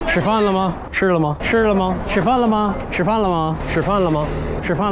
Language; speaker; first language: Chinese; non-native, fluent; English